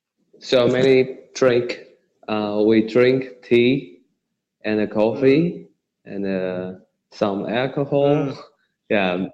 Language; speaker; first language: English; non-native, learner; Chinese